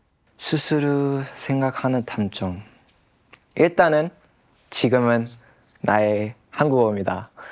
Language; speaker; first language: Korean; early bilingual, heritage; English